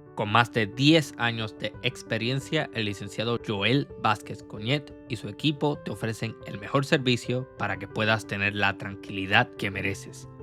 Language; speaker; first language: Spanish; native; Spanish